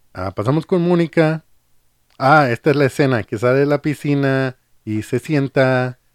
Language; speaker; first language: Spanish; early bilingual, heritage; Spanish